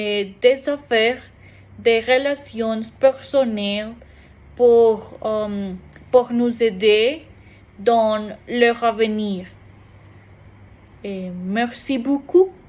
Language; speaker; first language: French; non-native, learner; Spanish